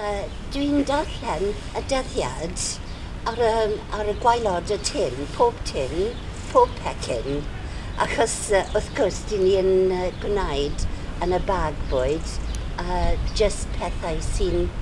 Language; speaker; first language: Welsh; non-native, learner; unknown